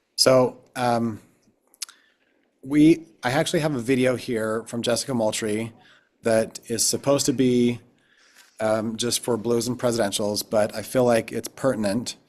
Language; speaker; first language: English; native; English